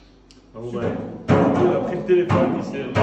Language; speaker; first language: French; native; French